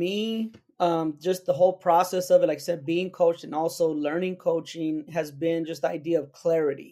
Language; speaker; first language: English; native; English